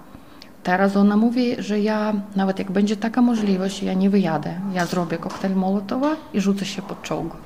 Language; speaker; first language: Polish; non-native, fluent; Ukrainian